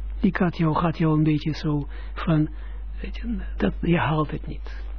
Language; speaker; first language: Dutch; non-native, fluent; Russian